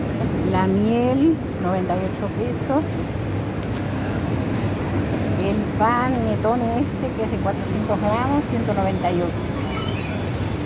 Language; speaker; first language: Spanish; native; Spanish